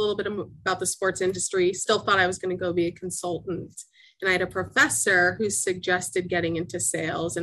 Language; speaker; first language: English; native; English